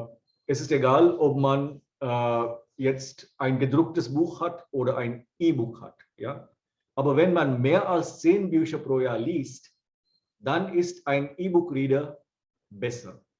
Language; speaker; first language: German; non-native, fluent; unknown